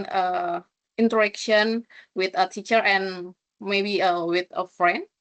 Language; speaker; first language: English; non-native, learner; Indonesian